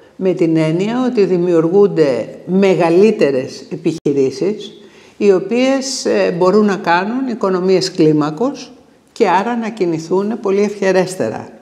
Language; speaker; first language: Greek; native; Greek